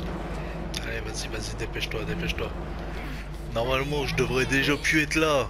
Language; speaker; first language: French; native; French